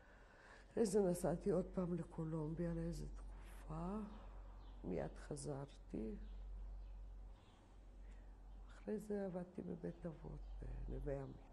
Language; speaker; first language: Hebrew; non-native, fluent; Polish